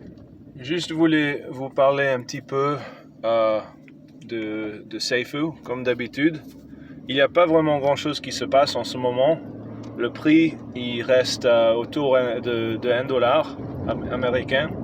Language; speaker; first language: French; non-native, fluent; English